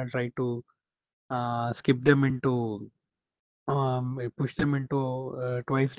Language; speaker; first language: English; non-native, local second language; Telugu